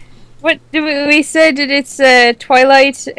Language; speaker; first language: English; native; English